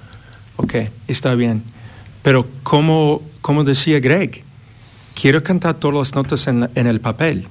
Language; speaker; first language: Spanish; non-native, fluent; English